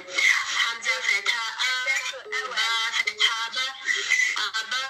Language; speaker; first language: Arabic; non-native, learner; Amharic